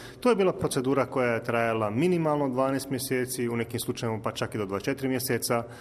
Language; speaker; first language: Croatian; native; Croatian